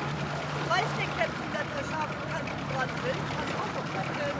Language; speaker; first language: German; native; German